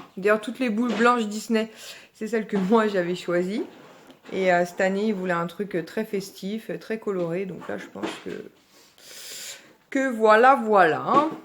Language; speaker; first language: French; native; French